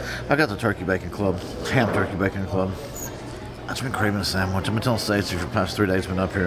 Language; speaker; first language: English; native; English